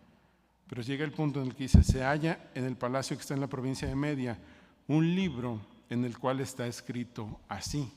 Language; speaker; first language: Spanish; native; Spanish